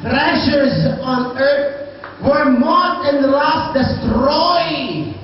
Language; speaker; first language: English; non-native, local second language; Filipino